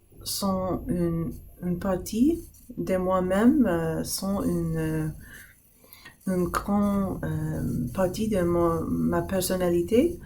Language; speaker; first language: French; non-native, fluent; English